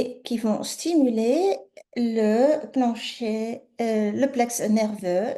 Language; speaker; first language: French; native; French